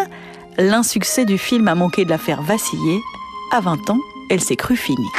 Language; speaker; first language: French; native; French